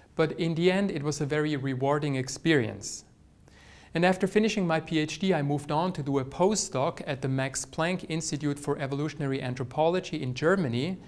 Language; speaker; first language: English; non-native, fluent; Swiss German